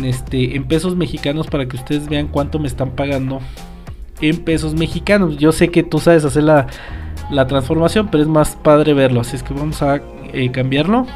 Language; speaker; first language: Spanish; native; Spanish